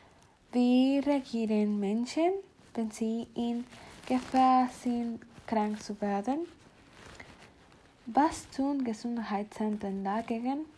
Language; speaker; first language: German; non-native, learner; Spanish